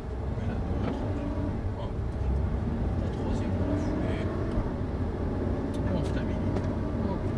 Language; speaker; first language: French; native; French